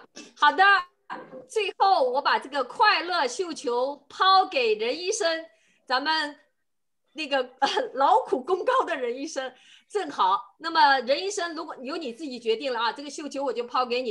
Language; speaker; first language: Chinese; native; Chinese